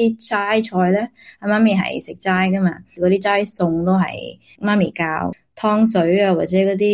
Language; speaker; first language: Cantonese; early bilingual, heritage; Cantonese